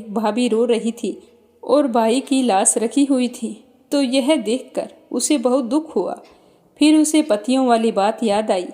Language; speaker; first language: Hindi; native; Hindi